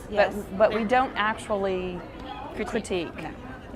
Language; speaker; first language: English; native; English